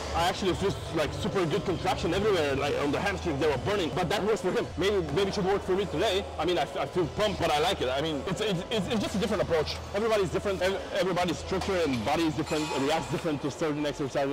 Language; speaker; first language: English; non-native, fluent; Bulgarian